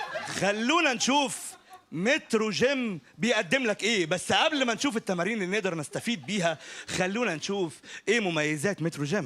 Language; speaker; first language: Arabic; native; Arabic